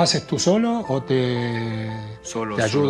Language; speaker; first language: Spanish; native; Spanish